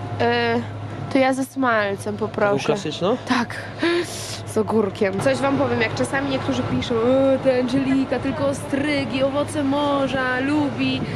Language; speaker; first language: Polish; native; Polish